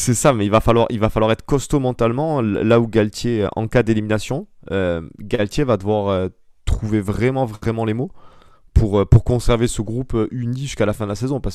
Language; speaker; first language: French; native; French